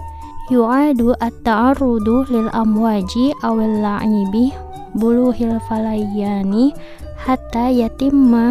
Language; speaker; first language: Arabic; non-native, fluent; Indonesian